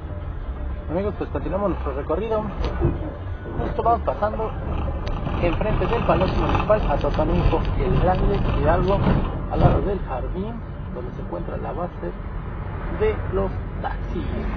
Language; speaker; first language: Spanish; native; Spanish